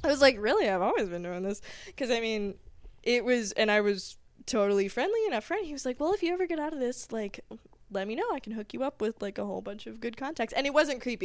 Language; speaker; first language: English; native; English